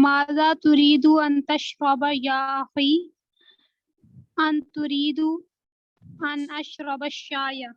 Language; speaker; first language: Arabic; non-native, learner; Urdu